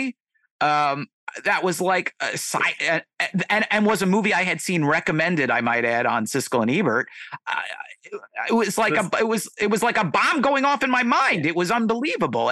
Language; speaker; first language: English; native; English